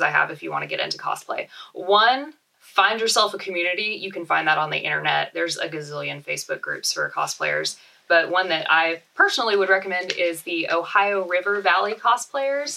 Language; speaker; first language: English; native; English